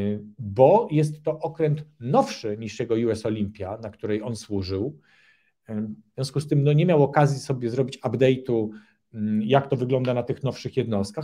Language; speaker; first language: Polish; native; Polish